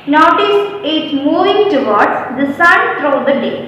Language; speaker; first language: English; non-native, local second language; Malayalam